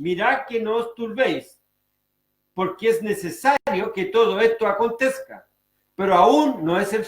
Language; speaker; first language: Spanish; native; Spanish